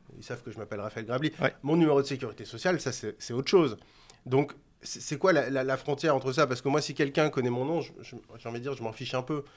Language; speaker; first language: French; native; French